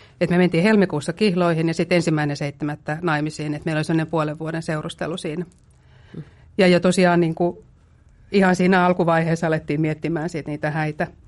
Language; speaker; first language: Finnish; native; Finnish